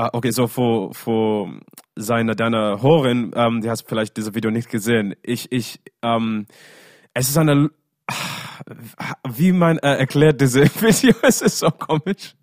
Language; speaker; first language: German; non-native, learner; English